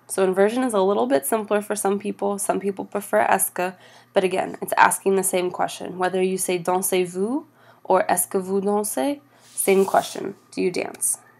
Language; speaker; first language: English; native; English